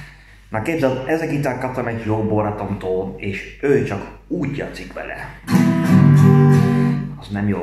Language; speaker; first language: Hungarian; non-native, learner; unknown